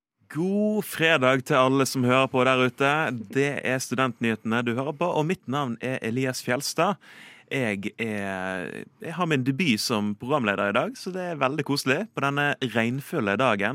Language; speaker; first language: Norwegian; native; Norwegian